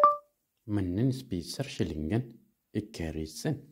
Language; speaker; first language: Norwegian; non-native, learner; Amharic